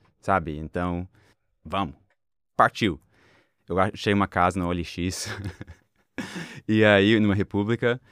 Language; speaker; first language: Portuguese; non-native, fluent; English